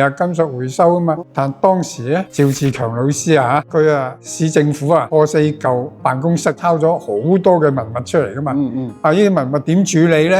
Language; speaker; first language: Cantonese; native; Cantonese